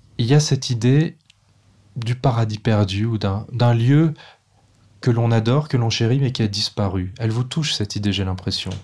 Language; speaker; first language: French; native; French